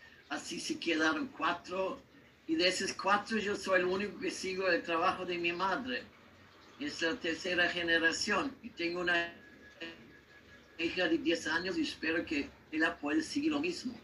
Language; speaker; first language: Spanish; non-native, learner; German